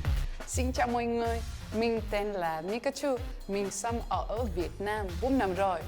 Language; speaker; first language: Vietnamese; non-native, learner; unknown